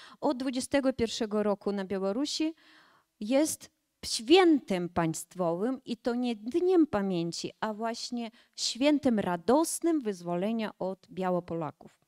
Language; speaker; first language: Polish; early bilingual, heritage; Polish